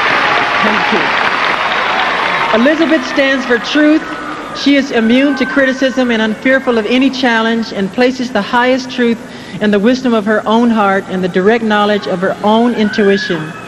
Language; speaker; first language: English; native; English